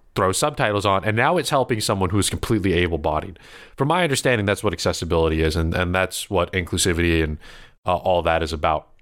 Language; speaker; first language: English; early bilingual, other home language; Filipino